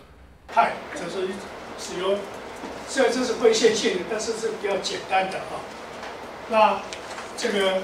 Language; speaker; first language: Chinese; native; Chinese